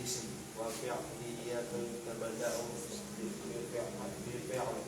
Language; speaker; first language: Arabic; non-native, learner; Filipino